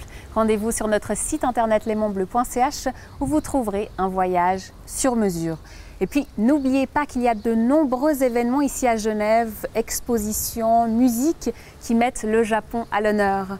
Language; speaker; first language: French; native; French